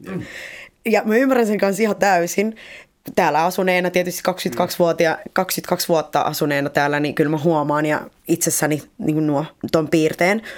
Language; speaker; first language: Finnish; early bilingual, other home language; Spanish